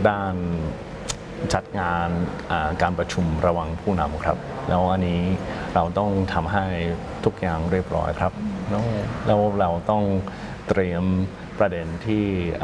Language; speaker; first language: Thai; non-native, fluent; English